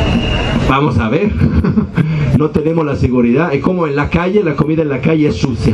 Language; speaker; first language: Spanish; non-native, fluent; Italian